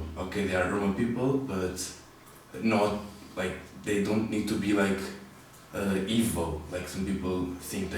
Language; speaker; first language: English; non-native, fluent; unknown